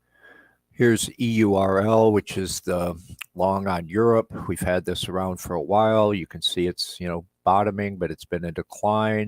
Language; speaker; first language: English; native; English